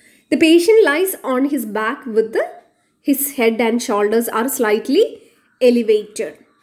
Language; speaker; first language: English; non-native, local second language; Malayalam